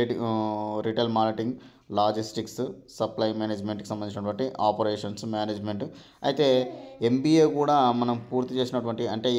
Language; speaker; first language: Telugu; native; Telugu